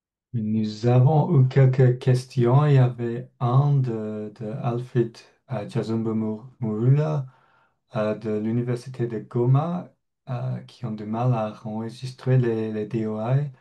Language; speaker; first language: French; non-native, fluent; English